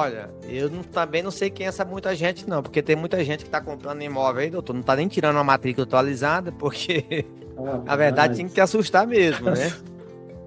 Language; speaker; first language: Portuguese; native; Portuguese